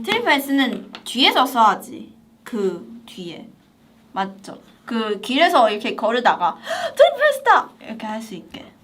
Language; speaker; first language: Korean; non-native, fluent; Chinese